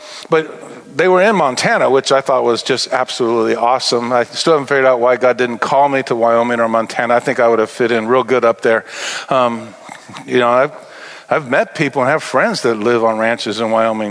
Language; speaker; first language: English; native; English